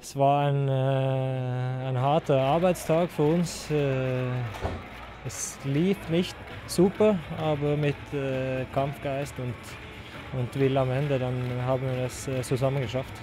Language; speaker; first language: German; non-native, fluent; Norwegian